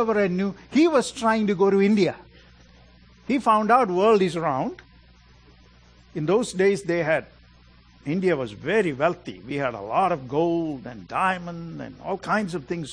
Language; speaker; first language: English; non-native, local second language; Malayalam